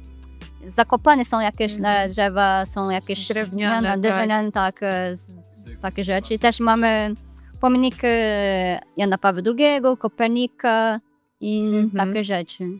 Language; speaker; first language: Polish; non-native, learner; Portuguese